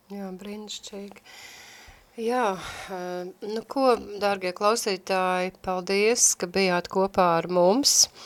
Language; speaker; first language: Latvian; native; Latvian